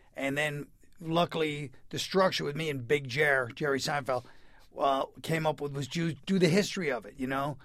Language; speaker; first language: English; native; English